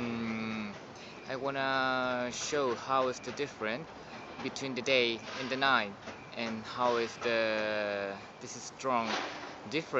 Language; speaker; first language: English; non-native, learner; Spanish